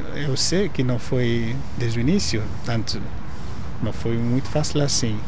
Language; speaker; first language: Portuguese; non-native, fluent; Igbo